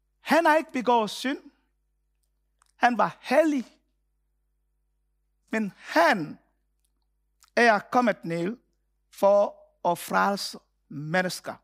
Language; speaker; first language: Danish; non-native, fluent; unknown